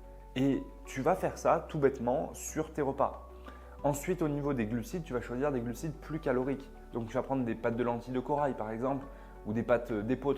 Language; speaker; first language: French; native; French